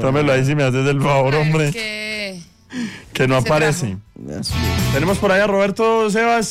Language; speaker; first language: Spanish; native; Spanish